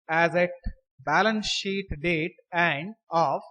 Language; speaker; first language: English; non-native, local second language; Kannada